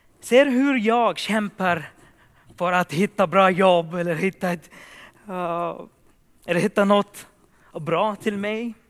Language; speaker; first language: Swedish; non-native, fluent; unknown